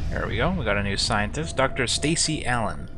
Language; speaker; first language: English; native; English